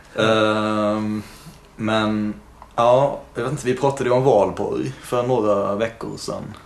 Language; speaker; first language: Swedish; native; Swedish